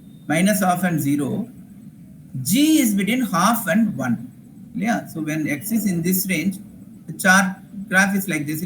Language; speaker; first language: English; non-native, local second language; Tamil